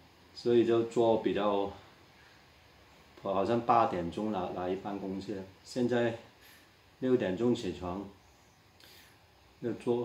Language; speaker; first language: Chinese; non-native, local second language; Cantonese